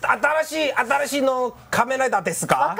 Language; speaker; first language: Japanese; non-native, learner; Chinese